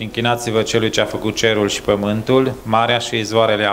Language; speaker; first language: Romanian; native; Romanian